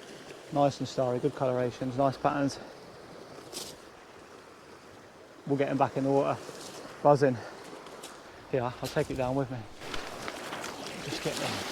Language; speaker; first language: English; native; English